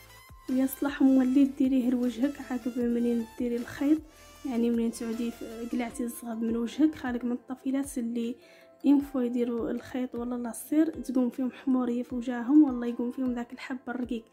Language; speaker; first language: Arabic; native; Arabic